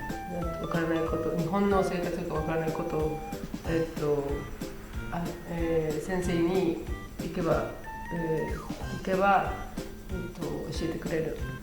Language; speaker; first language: Japanese; non-native, learner; Spanish